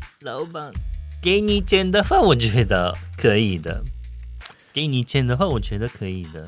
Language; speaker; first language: Chinese; non-native, learner; Japanese